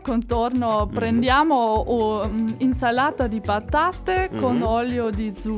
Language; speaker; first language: Italian; non-native, fluent; German